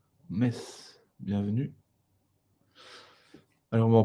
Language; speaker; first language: French; native; French